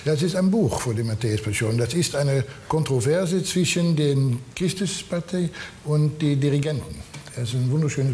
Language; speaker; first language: German; non-native, learner; Dutch